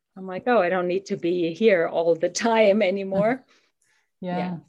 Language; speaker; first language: English; non-native, fluent; German